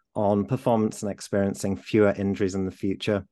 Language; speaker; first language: English; native; English